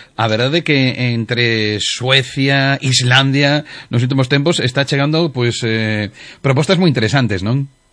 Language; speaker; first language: Galician; non-native, local second language; Spanish